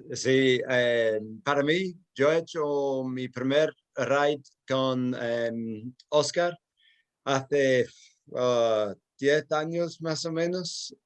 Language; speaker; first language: Spanish; non-native, fluent; English